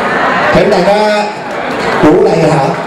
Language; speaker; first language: Chinese; early bilingual, heritage; Cantonese